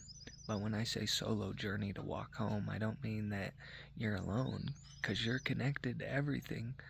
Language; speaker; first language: English; native; English